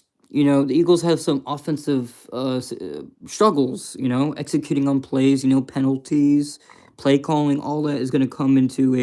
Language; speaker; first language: English; native; English